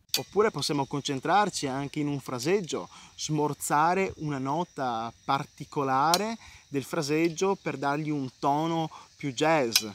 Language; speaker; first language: Italian; native; Italian